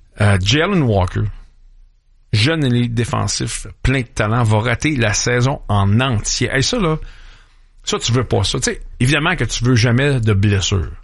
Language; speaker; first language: French; native; French